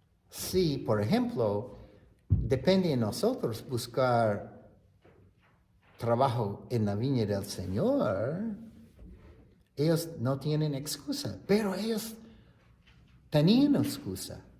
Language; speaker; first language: Spanish; non-native, fluent; English